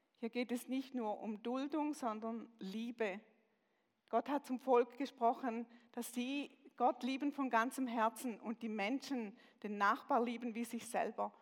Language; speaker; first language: German; native; German